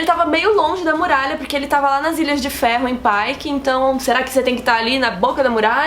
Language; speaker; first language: Portuguese; native; Portuguese